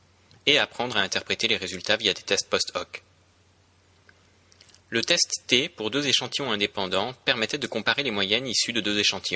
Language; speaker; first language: French; native; French